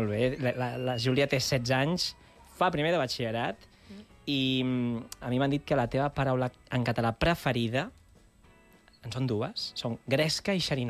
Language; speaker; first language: Catalan; native; Catalan